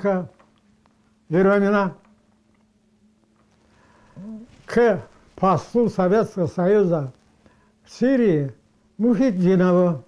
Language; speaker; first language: Russian; non-native, local second language; Karachay-Balkar